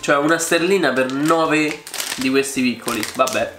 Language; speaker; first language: Italian; native; Italian